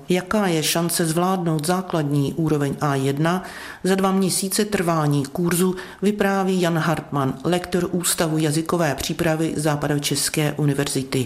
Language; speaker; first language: Czech; non-native, fluent; Ukrainian